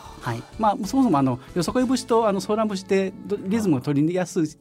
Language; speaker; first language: Japanese; native; Japanese